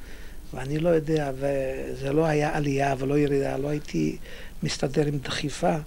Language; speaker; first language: Hebrew; non-native, fluent; Polish